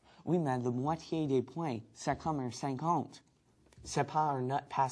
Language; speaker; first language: French; non-native, learner; English